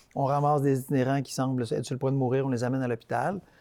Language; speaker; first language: French; native; French